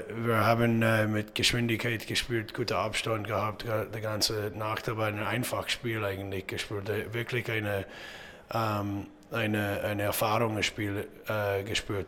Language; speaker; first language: German; non-native, learner; English